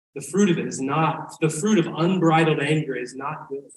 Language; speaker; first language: English; native; English